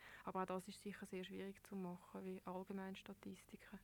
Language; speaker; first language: German; native; German